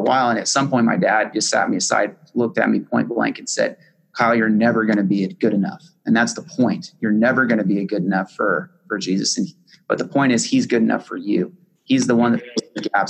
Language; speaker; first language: English; native; English